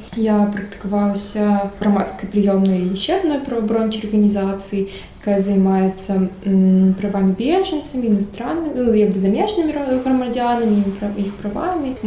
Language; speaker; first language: Belarusian; non-native, local second language; Russian